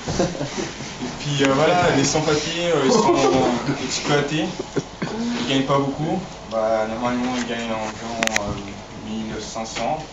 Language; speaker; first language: French; non-native, fluent; Portuguese